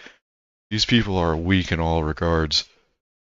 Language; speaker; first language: English; native; English